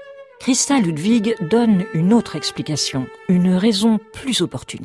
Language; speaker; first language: French; native; French